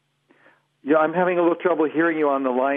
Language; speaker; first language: English; native; English